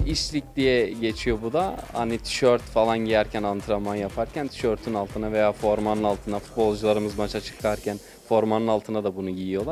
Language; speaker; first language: Turkish; native; Turkish